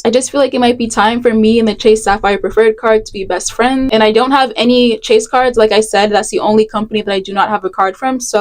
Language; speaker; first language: English; native; English